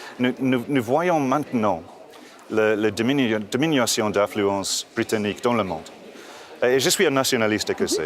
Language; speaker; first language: French; non-native, fluent; English